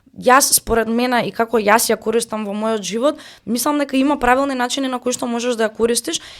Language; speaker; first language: Macedonian; native; Macedonian